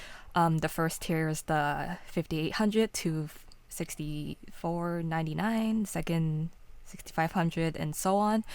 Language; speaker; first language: English; native; English